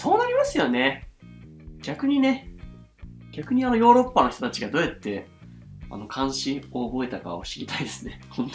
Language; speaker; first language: Japanese; native; Japanese